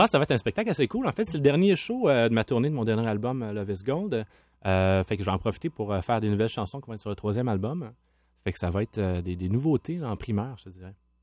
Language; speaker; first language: French; native; French